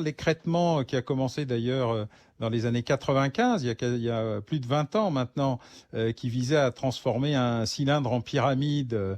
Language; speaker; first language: French; native; French